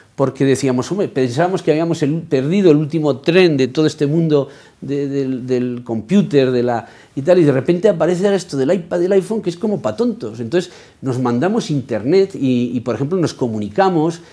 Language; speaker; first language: Spanish; native; Spanish